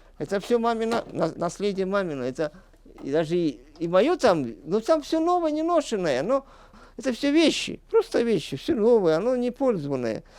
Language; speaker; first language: Russian; non-native, local second language; Crimean Tatar